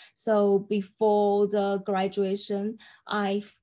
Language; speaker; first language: English; non-native, fluent; Chinese